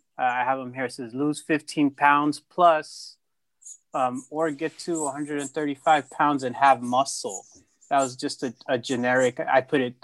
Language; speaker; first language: English; native; English